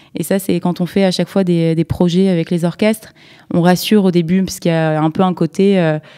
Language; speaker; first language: French; native; French